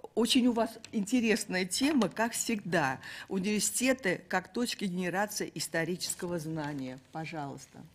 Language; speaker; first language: Russian; native; Russian